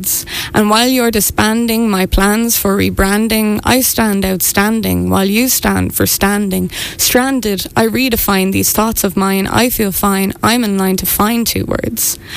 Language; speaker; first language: English; native; English